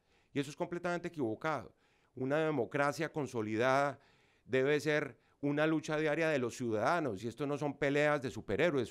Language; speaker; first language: Spanish; native; Spanish